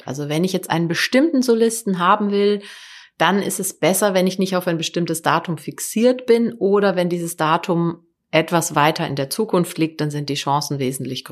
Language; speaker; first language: German; native; German